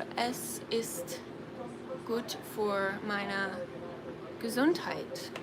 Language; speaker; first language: German; non-native, learner; English